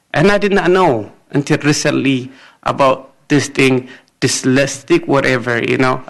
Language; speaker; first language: English; non-native, fluent; Amharic